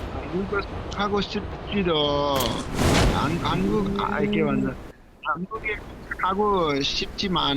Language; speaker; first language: Korean; non-native, learner; Nepali